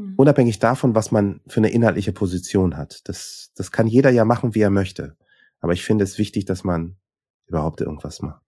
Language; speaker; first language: German; early bilingual, other home language; Swahili